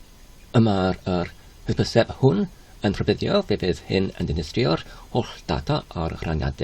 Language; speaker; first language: Welsh; non-native, learner; Polish